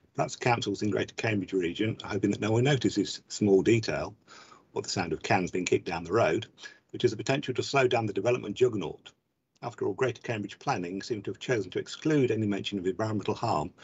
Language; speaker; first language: English; native; English